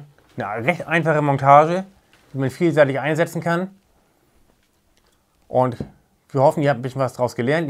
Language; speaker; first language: German; native; German